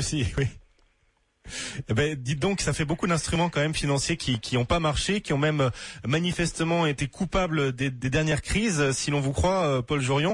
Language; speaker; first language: French; native; French